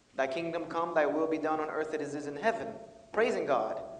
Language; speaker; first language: English; native; English